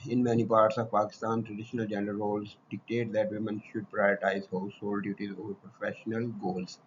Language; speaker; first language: English; non-native, local second language; Urdu